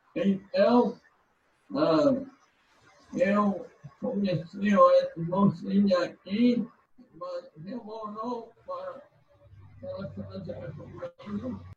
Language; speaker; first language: Portuguese; non-native, learner; English